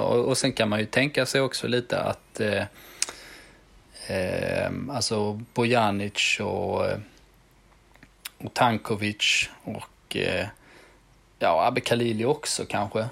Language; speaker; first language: Swedish; native; Swedish